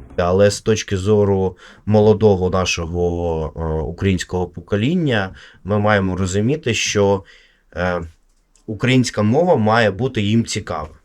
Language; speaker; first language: Ukrainian; non-native, local second language; Russian